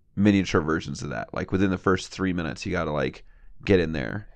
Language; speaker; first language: English; native; English